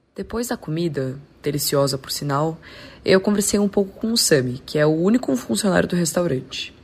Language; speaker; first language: Portuguese; native; Portuguese